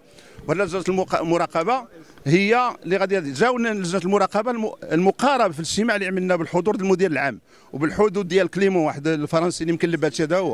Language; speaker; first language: Arabic; native; Arabic